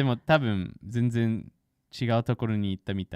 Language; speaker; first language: Japanese; non-native, fluent; English